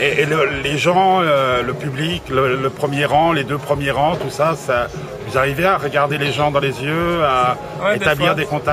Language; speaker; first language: French; native; French